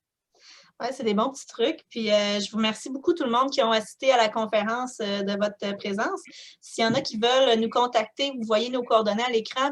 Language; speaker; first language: French; native; French